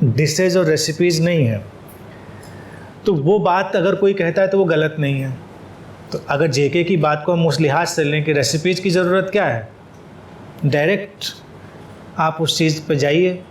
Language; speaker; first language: Hindi; native; Hindi